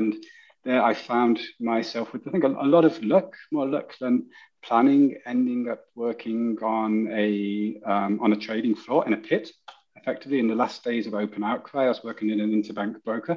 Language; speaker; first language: English; native; English